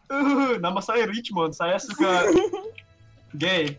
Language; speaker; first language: Indonesian; early bilingual, heritage; Indonesian